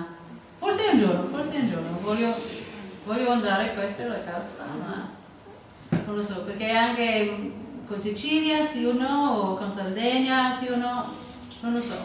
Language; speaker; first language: Italian; non-native, learner; English